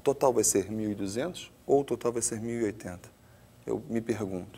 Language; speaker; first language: Portuguese; native; Portuguese